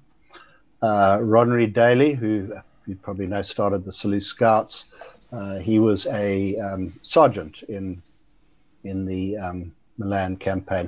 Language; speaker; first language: English; native; English